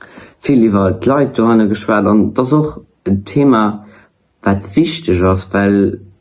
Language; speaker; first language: German; non-native, local second language; Luxembourgish